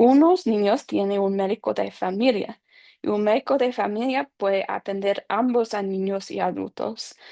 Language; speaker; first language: Spanish; non-native, fluent; English